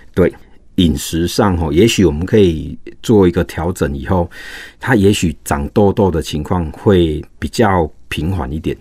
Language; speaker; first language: Chinese; native; Chinese